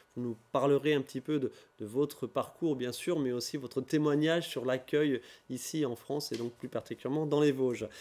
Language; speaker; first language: French; native; French